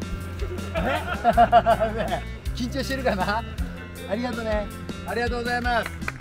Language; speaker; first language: Japanese; native; Japanese